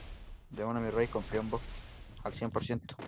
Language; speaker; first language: Spanish; native; Spanish